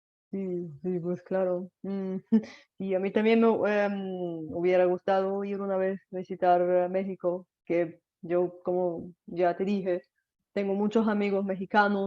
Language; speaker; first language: Spanish; non-native, fluent; Bulgarian